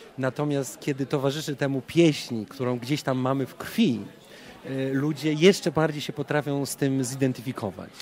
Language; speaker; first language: Polish; native; Polish